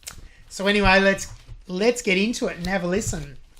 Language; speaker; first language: English; native; English